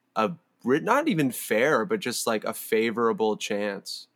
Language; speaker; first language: English; native; English